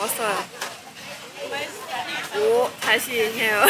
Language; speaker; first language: Korean; non-native, learner; Thai